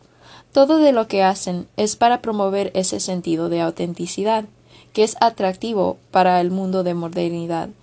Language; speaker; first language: Spanish; non-native, fluent; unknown